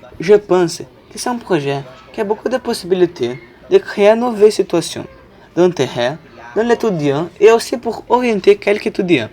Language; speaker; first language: French; non-native, learner; Portuguese